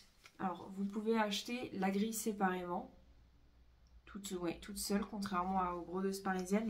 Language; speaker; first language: French; native; French